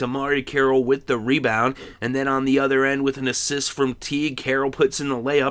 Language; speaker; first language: English; native; English